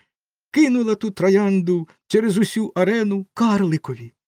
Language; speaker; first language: Ukrainian; native; Ukrainian